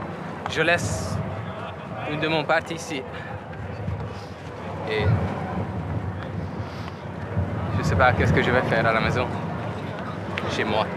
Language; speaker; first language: French; non-native, learner; Spanish